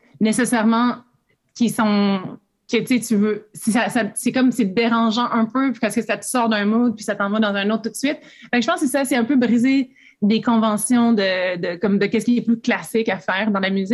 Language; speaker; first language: French; native; French